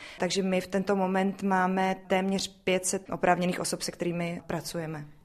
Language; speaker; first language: Czech; native; Czech